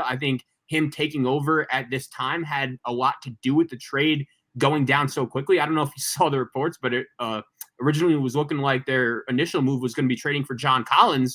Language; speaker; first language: English; native; English